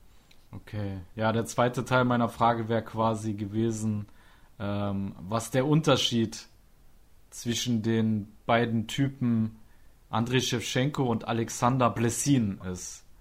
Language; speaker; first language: German; native; German